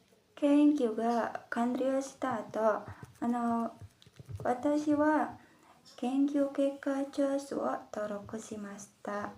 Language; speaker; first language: Japanese; non-native, learner; Indonesian